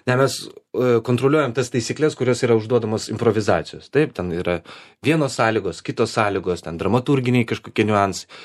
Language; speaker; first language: Lithuanian; non-native, local second language; Polish